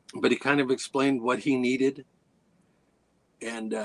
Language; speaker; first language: English; native; English